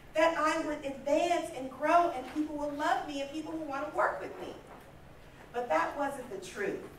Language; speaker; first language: English; native; English